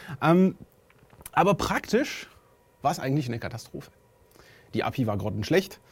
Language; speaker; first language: German; non-native, fluent; French